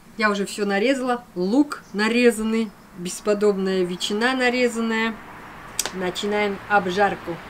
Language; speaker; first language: Russian; non-native, local second language; Armenian